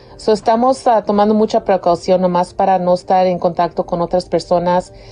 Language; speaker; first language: Spanish; early bilingual, heritage; Spanish